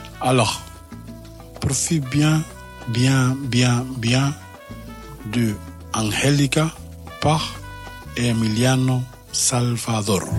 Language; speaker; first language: French; non-native, learner; Spanish